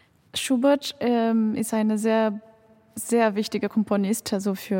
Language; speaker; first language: German; non-native, fluent; Portuguese